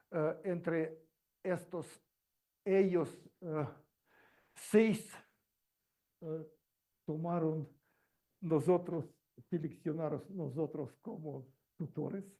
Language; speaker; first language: Spanish; non-native, learner; Russian